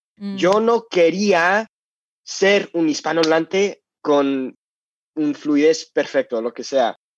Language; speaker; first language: Spanish; non-native, fluent; English